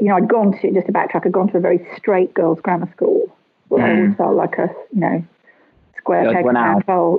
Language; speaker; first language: English; native; English